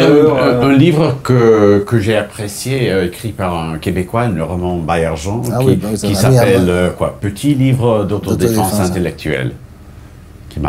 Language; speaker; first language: French; non-native, fluent; English